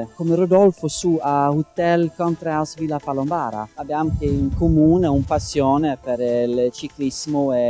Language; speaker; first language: Italian; non-native, fluent; Norwegian